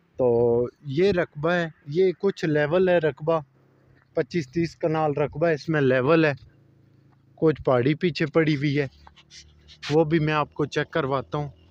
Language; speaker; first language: Urdu; non-native, local second language; Punjabi